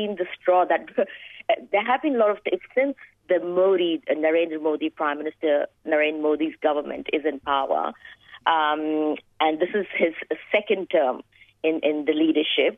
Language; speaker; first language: English; non-native, local second language; Hindi